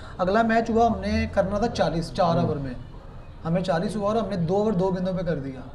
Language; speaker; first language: Urdu; non-native, local second language; Punjabi